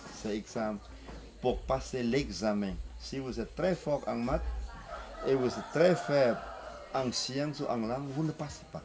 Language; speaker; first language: French; non-native, fluent; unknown